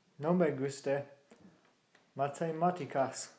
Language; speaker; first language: Spanish; non-native, learner; English